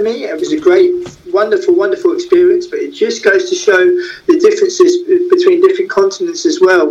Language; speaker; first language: English; native; English